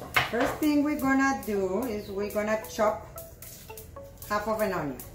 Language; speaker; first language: English; non-native, fluent; Spanish